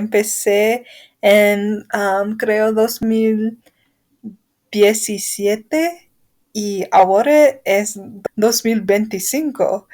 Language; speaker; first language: Spanish; non-native, fluent; English